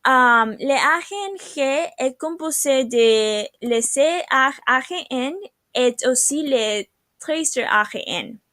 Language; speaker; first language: French; non-native, learner; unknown